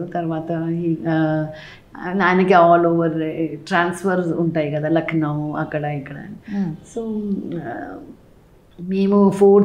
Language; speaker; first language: Telugu; non-native, local second language; Malayalam